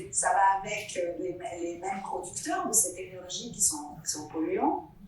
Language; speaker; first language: French; non-native, fluent; Italian